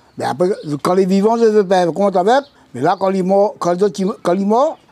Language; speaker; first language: French; non-native, local second language; Réunion Creole French